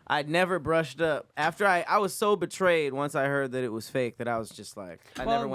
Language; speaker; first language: English; native; English